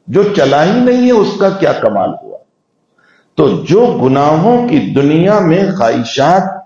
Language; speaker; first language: Urdu; non-native, local second language; Gujarati